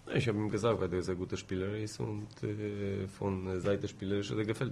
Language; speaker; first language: German; non-native, fluent; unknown